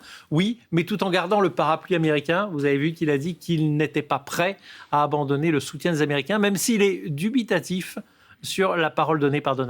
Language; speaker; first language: French; native; French